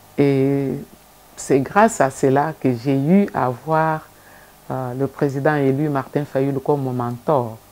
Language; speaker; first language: French; non-native, local second language; Lingala